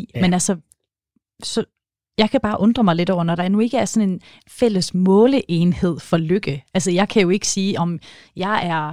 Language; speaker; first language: Danish; native; Danish